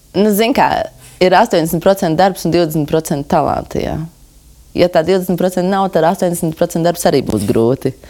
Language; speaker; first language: Latvian; native; Latvian